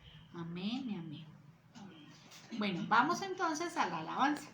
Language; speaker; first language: Spanish; native; Spanish